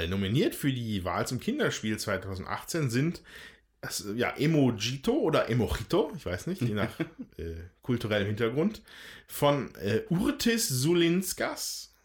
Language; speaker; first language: German; native; German